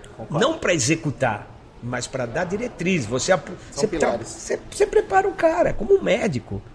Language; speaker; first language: Portuguese; native; Portuguese